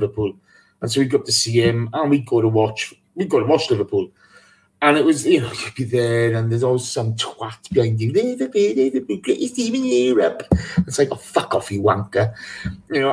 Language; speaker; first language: English; native; English